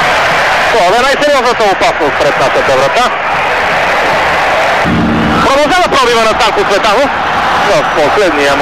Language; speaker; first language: Bulgarian; native; Bulgarian